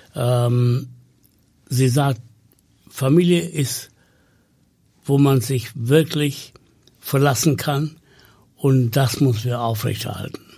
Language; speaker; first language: German; non-native, fluent; Tamil